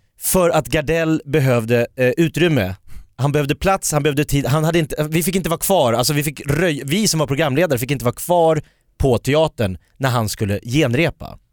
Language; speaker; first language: Swedish; native; Swedish